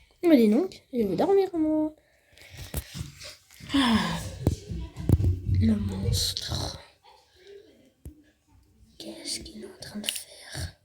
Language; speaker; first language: French; native; French